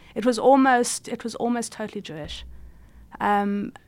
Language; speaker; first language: English; native; English